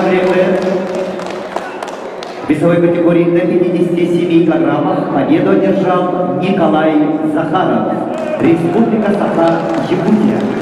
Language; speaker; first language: Russian; native; Russian